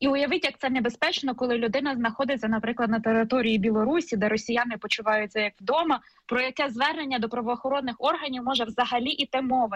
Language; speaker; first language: Ukrainian; native; Ukrainian